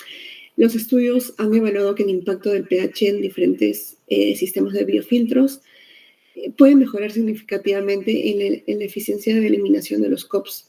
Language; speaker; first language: Spanish; native; Spanish